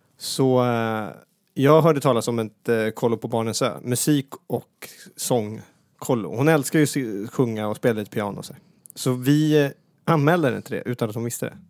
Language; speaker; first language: Swedish; native; Swedish